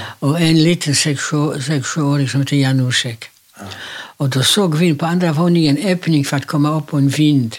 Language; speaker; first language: Swedish; non-native, fluent; Polish